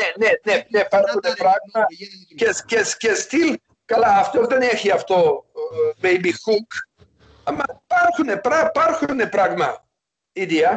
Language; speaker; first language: Greek; non-native, learner; Serbian